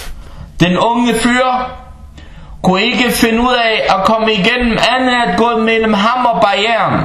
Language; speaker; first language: Danish; early bilingual, other home language; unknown